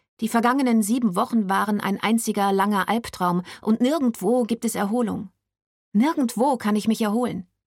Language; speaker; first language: German; native; German